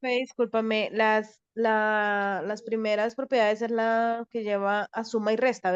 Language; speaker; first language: Spanish; native; Spanish